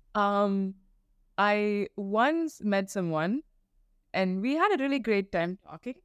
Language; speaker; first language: English; non-native, local second language; Tamil